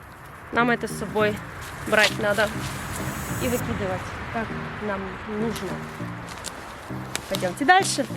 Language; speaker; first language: Russian; early bilingual, heritage; Russian